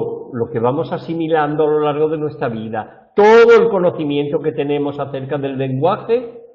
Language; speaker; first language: Spanish; native; Spanish